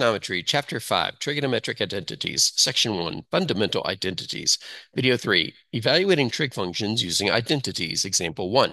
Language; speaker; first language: English; native; English